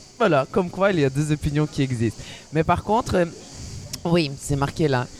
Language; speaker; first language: French; non-native, fluent; Ukrainian